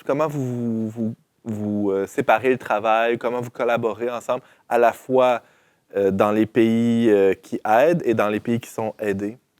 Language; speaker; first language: French; native; French